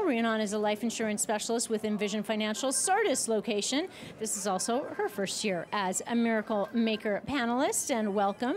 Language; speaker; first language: English; native; English